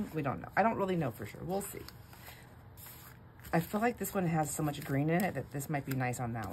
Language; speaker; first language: English; native; English